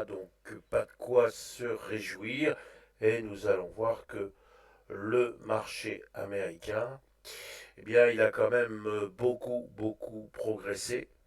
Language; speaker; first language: French; native; French